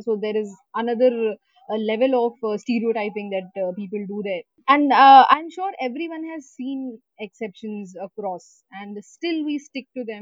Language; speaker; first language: English; non-native, local second language; Hindi